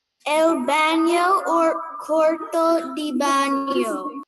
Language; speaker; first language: Spanish; non-native, learner; English